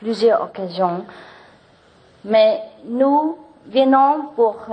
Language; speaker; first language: French; non-native, learner; Vietnamese